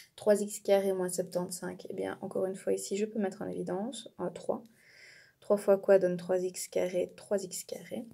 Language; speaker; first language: French; native; French